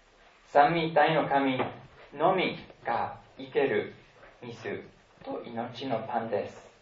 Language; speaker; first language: Japanese; non-native, fluent; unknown